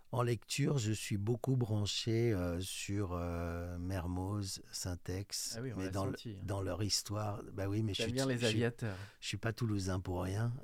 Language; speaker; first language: French; native; French